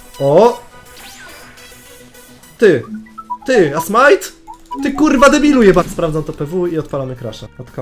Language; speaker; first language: Polish; native; Polish